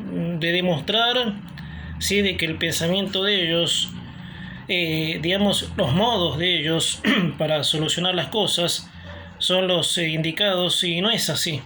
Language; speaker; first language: Spanish; native; Spanish